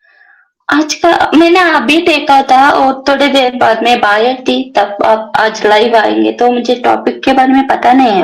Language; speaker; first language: Hindi; non-native, local second language; Kannada